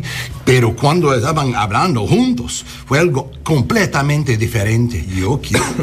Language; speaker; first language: Spanish; non-native, learner; English